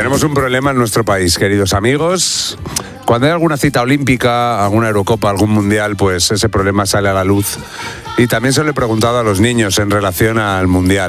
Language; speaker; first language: Spanish; native; Spanish